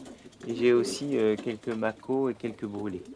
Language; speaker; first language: French; native; French